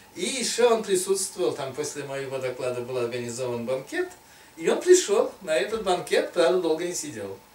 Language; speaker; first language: Russian; non-native, local second language; Tatar